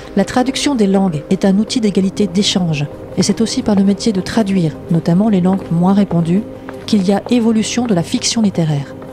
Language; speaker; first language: French; native; French